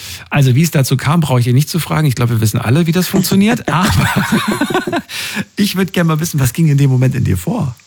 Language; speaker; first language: German; native; German